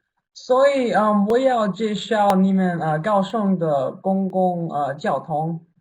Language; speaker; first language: Chinese; non-native, learner; English